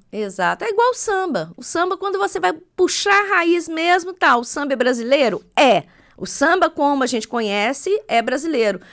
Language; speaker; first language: Portuguese; native; Portuguese